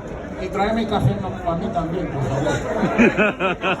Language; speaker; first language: Spanish; non-native, learner; English